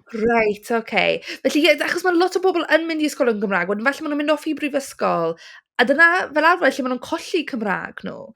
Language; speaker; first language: Welsh; non-native, local second language; English